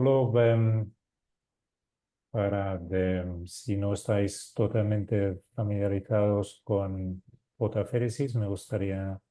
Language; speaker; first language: Spanish; non-native, fluent; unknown